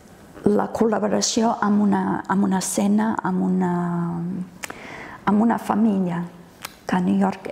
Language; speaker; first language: Catalan; non-native, fluent; English